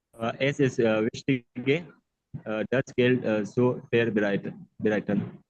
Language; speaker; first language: German; non-native, learner; Urdu